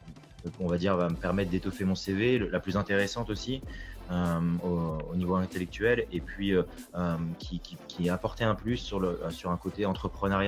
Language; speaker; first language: French; native; French